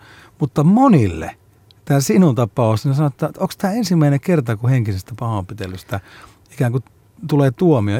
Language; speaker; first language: Finnish; native; Finnish